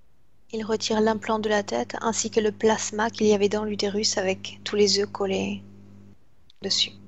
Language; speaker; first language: French; native; French